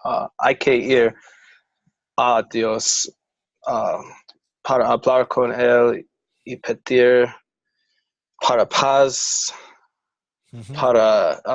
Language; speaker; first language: Spanish; non-native, learner; English